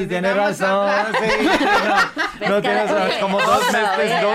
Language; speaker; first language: Spanish; non-native, fluent; English